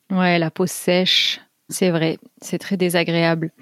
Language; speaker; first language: French; native; French